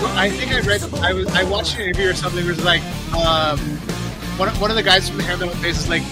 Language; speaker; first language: English; native; English